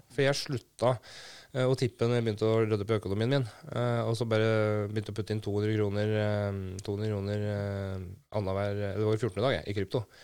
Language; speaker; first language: Norwegian; native; Norwegian